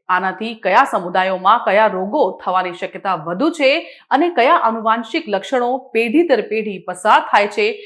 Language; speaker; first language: Gujarati; native; Gujarati